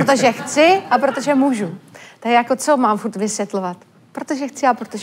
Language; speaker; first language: Czech; native; Czech